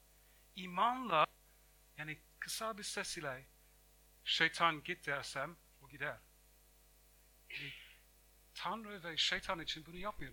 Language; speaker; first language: Turkish; non-native, fluent; English